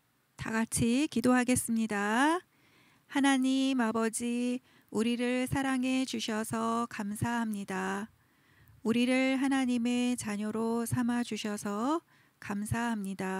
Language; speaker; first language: Korean; native; Korean